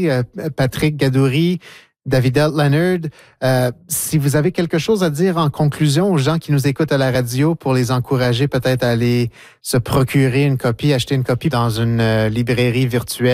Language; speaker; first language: French; native; French